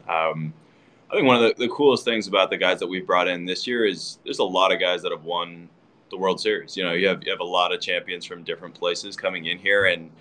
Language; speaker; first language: English; native; English